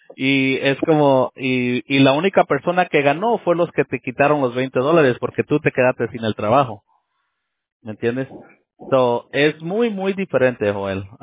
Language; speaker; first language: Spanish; early bilingual, heritage; Spanish